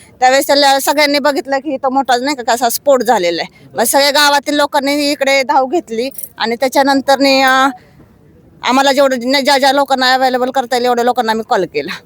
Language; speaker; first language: Marathi; native; Marathi